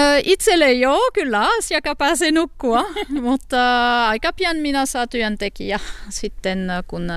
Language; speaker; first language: Finnish; non-native, learner; French